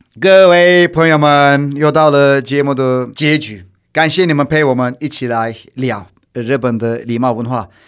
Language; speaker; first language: Chinese; non-native, fluent; Turkish